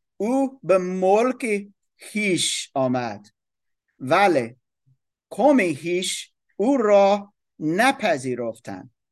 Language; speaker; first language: Persian; non-native, fluent; English